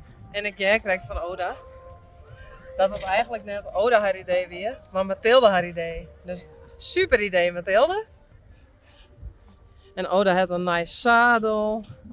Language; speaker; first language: Dutch; native; Dutch